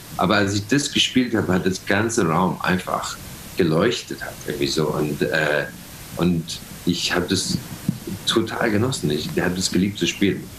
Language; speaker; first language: German; non-native, fluent; English